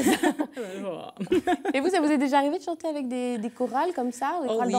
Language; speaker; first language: French; native; French